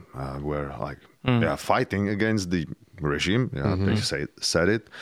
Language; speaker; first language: English; non-native, fluent; Czech